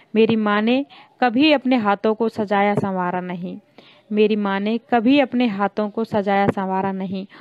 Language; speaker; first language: Hindi; native; Hindi